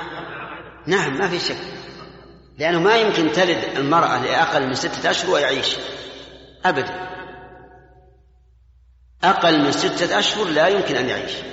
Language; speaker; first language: Arabic; native; Arabic